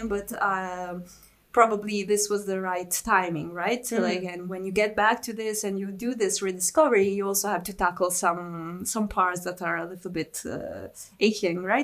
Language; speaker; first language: English; non-native, fluent; Italian